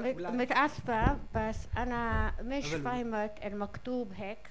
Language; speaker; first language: Arabic; non-native, learner; Hebrew